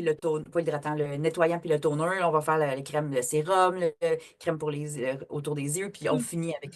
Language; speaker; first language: French; native; French